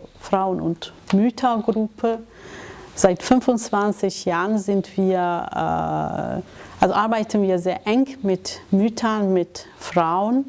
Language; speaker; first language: German; non-native, fluent; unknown